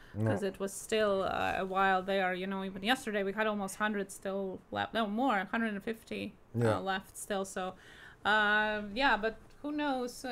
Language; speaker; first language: English; non-native, fluent; Latvian